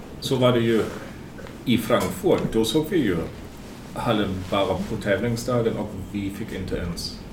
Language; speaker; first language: Swedish; non-native, fluent; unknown